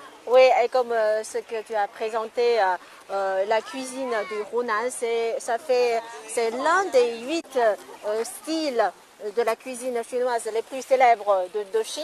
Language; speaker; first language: French; non-native, fluent; Chinese